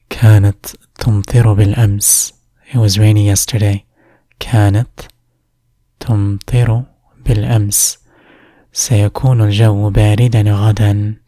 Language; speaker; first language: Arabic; non-native, fluent; English